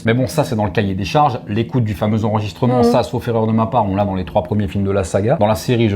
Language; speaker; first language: French; native; French